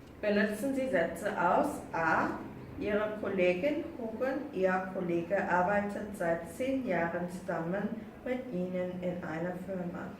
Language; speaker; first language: German; non-native, fluent; Korean